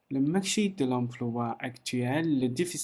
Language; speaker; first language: French; non-native, learner; Chinese